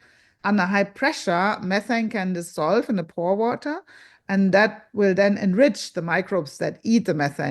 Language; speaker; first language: English; non-native, fluent; German